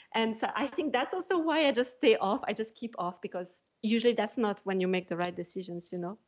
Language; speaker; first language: English; non-native, fluent; French